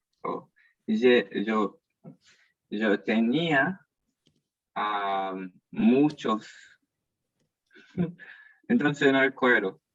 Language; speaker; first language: Spanish; non-native, learner; English